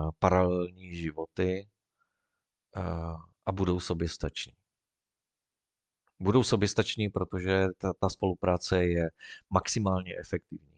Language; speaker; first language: Czech; native; Czech